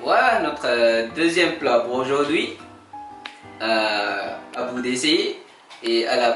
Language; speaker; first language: French; non-native, learner; Malay